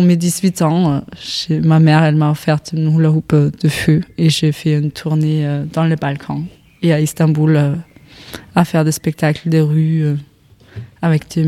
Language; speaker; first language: French; non-native, fluent; German